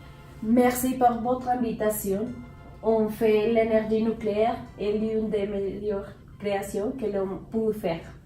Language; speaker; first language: French; non-native, learner; Spanish